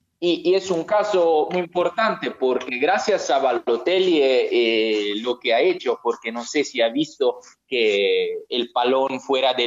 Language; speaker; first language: Spanish; non-native, learner; Italian